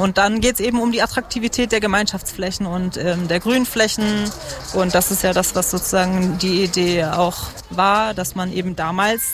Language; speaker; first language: German; native; German